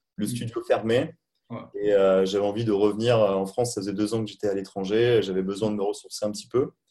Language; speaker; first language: French; native; French